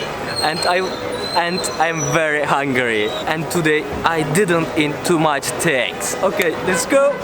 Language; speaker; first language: English; non-native, learner; Turkish